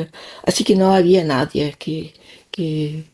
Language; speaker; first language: Spanish; non-native, learner; Danish